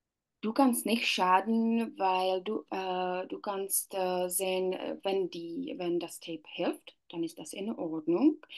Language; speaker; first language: German; non-native, learner; Czech